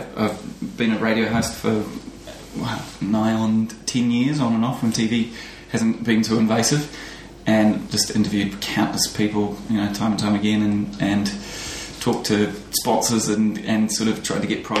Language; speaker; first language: English; native; English